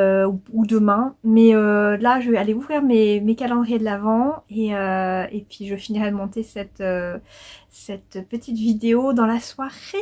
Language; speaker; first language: French; native; French